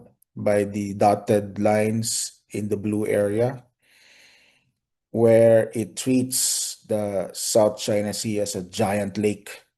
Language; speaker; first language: English; non-native, local second language; Filipino